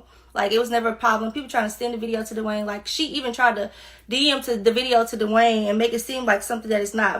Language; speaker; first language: English; native; English